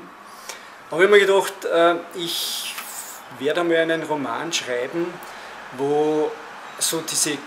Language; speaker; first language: German; native; German